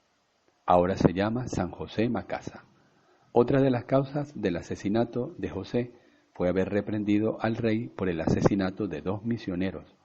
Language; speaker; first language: Spanish; native; Spanish